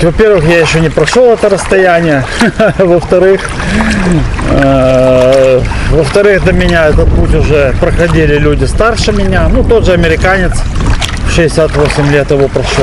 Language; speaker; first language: Russian; native; Russian